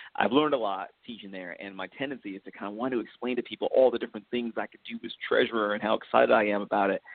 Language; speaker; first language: English; native; English